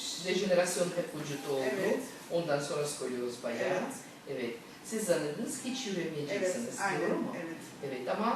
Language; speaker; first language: Turkish; non-native, learner; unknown